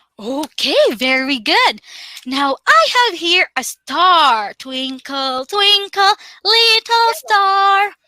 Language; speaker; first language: English; non-native, local second language; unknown